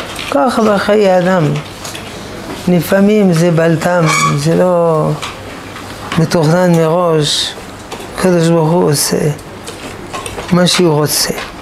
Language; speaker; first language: Hebrew; non-native, fluent; French